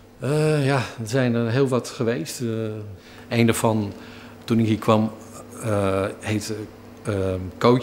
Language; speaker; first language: Dutch; native; Dutch